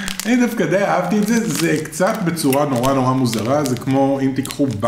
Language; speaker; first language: Hebrew; native; Hebrew